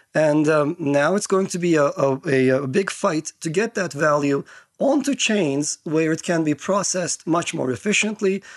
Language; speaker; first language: English; non-native, fluent; Turkish